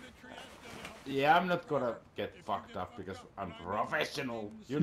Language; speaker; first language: English; non-native, learner; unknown